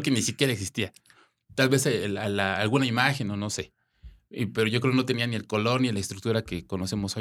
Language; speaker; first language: Spanish; native; Spanish